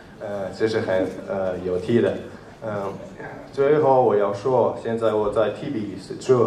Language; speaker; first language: Chinese; non-native, learner; Georgian